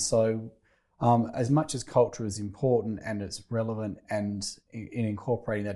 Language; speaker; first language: English; native; English